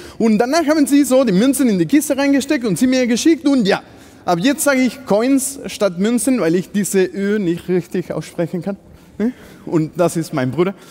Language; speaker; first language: German; non-native, fluent; Spanish